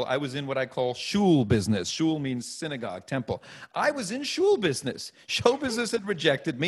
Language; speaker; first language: English; native; English